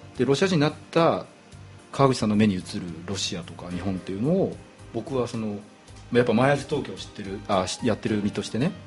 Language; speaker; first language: Japanese; native; Japanese